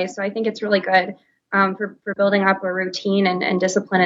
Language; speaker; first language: English; native; English